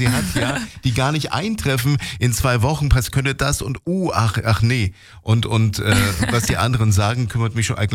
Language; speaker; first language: German; native; German